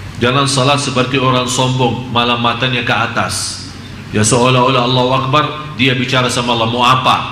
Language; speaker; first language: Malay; non-native, fluent; Arabic